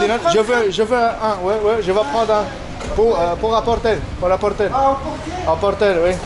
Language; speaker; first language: French; non-native, learner; Spanish